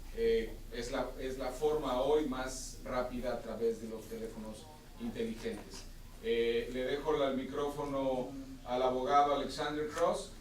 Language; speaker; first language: Spanish; native; Spanish